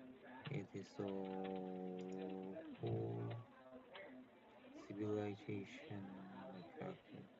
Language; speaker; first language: English; non-native, learner; Korean